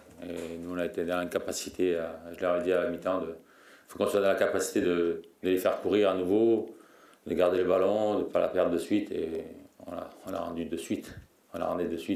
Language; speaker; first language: French; native; French